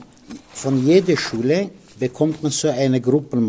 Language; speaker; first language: German; non-native, fluent; Aramaic